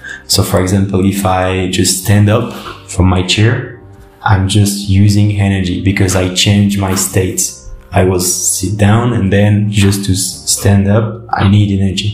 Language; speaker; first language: English; non-native, fluent; French